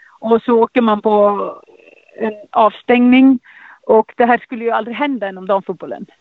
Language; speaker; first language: Swedish; non-native, fluent; Icelandic